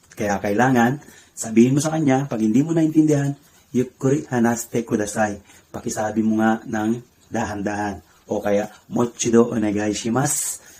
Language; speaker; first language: Filipino; native; Filipino